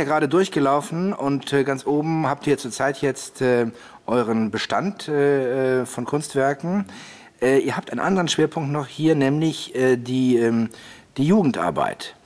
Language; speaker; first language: German; native; German